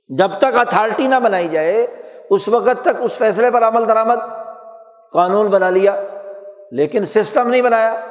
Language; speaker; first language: Urdu; native; Urdu